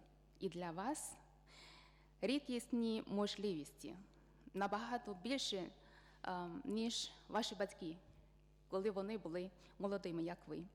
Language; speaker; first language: Ukrainian; non-native, fluent; Chinese